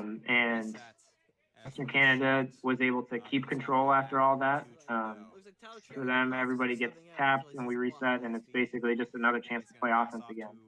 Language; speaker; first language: English; native; English